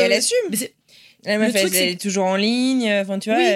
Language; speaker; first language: French; native; French